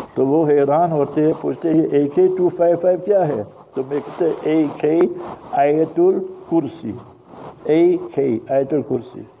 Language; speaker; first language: Urdu; early bilingual, heritage; English